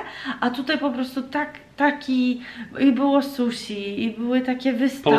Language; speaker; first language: Polish; early bilingual, heritage; Polish